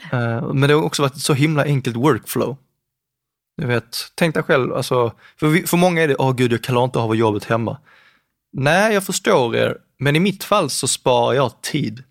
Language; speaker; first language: Swedish; native; Swedish